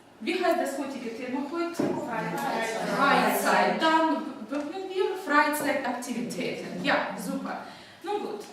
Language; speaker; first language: German; non-native, fluent; Ukrainian